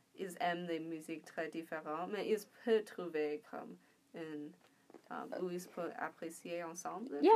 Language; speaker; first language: French; non-native, learner; English